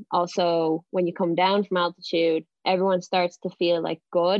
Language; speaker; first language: English; native; English